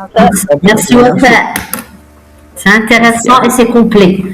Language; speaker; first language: French; non-native, local second language; Arabic